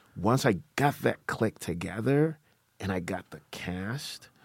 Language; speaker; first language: English; non-native, local second language; Akan